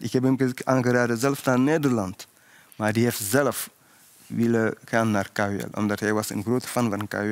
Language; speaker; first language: Dutch; non-native, fluent; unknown